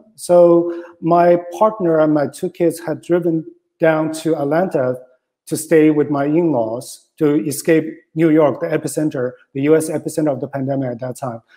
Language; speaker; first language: English; non-native, fluent; Chinese